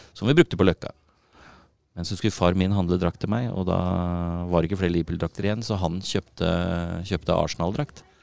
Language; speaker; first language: Norwegian; native; Norwegian